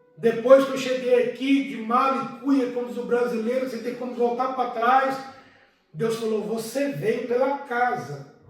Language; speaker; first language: Portuguese; native; Portuguese